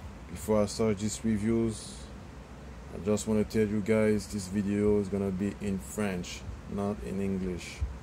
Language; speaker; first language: English; non-native, fluent; French